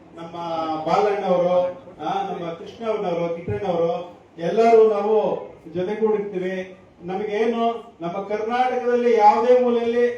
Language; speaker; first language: Kannada; non-native, local second language; Telugu